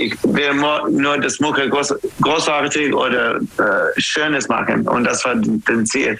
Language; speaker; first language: German; non-native, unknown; English